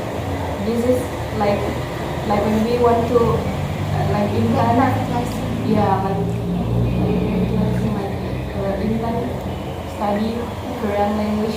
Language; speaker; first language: English; non-native, learner; Indonesian